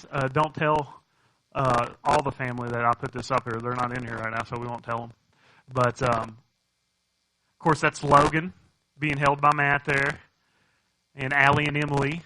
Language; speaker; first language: English; native; English